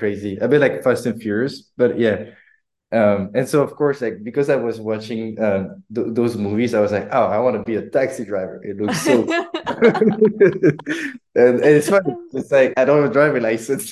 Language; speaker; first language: English; non-native, fluent; French